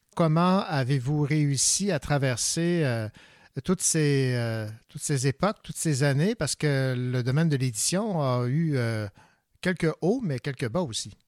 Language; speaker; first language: French; native; French